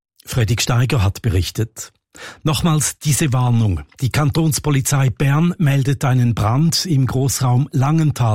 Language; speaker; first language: German; native; German